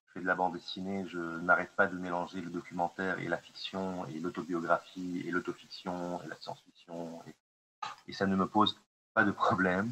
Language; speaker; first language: French; non-native, local second language; Arabic